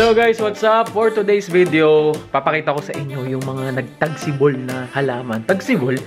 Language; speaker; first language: Filipino; native; Filipino